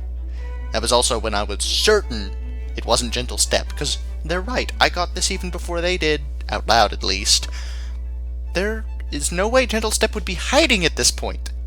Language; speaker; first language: English; native; English